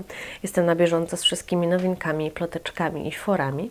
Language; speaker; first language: Polish; native; Polish